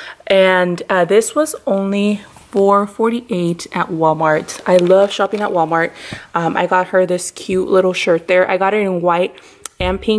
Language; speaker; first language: English; early bilingual, other home language; Spanish